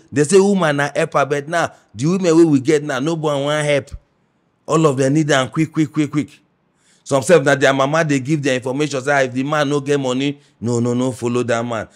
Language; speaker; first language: Nigerian Pidgin; non-native, local second language; Yoruba